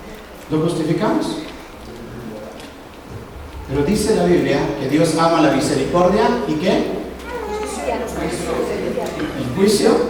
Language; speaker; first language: Spanish; native; Spanish